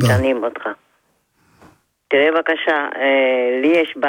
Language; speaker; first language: Hebrew; non-native, fluent; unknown